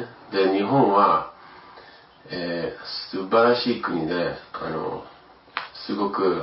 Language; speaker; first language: Japanese; early bilingual, other home language; English